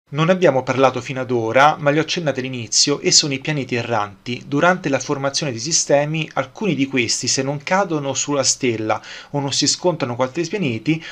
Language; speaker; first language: Italian; native; Italian